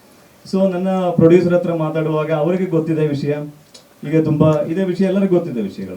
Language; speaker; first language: Kannada; non-native, local second language; Malayalam